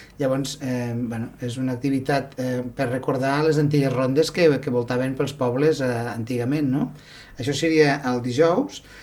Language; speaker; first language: Catalan; native; Catalan